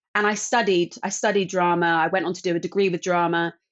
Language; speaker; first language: English; native; English